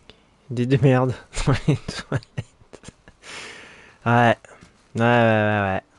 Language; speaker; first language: French; native; French